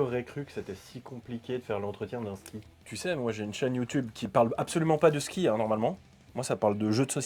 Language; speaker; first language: French; native; French